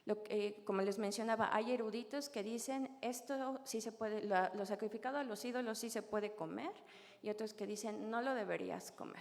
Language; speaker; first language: Spanish; native; Spanish